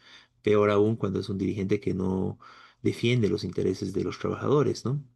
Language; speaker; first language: Spanish; native; Spanish